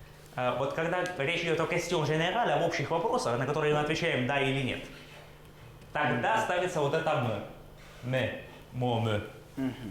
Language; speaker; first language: Russian; native; Russian